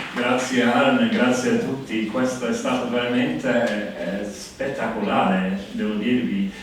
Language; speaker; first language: Italian; non-native, fluent; English